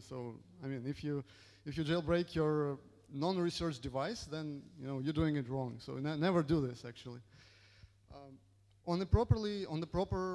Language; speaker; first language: English; non-native, fluent; Russian